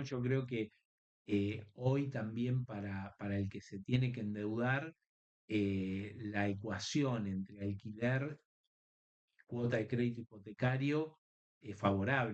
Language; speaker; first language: Spanish; native; Spanish